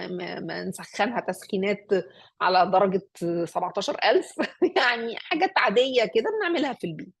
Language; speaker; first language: Arabic; native; Arabic